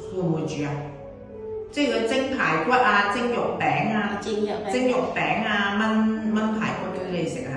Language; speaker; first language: Cantonese; native; Cantonese